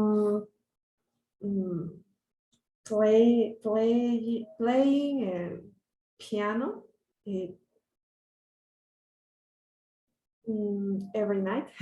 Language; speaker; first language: English; non-native, learner; Spanish